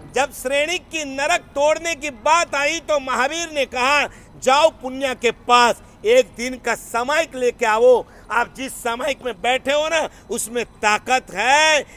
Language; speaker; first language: Hindi; non-native, local second language; Gujarati